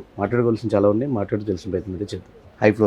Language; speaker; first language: Telugu; native; Telugu